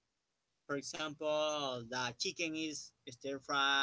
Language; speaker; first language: English; non-native, learner; Spanish